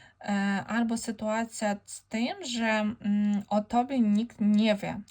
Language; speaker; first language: Polish; non-native, fluent; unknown